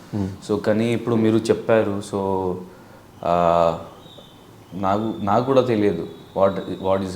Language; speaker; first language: Telugu; non-native, local second language; Urdu